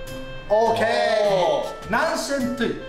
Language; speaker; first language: Chinese; non-native, fluent; Japanese